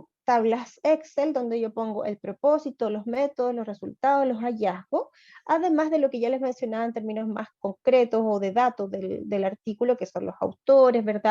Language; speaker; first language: Spanish; native; Spanish